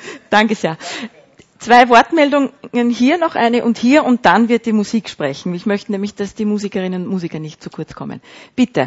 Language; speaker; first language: German; native; German